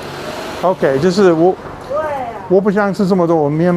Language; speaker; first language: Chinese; non-native, learner; English